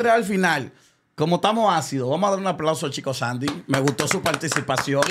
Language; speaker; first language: Spanish; native; Spanish